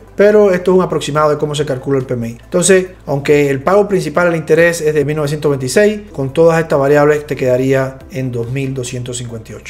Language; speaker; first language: Spanish; native; Spanish